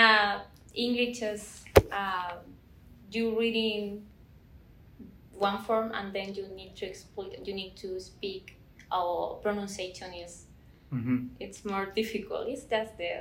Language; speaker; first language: English; non-native, learner; Spanish